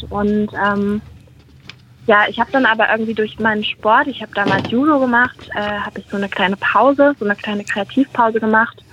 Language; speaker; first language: German; native; German